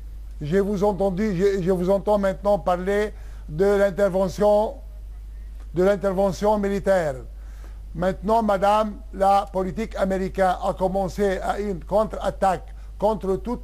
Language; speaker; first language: French; non-native, local second language; Arabic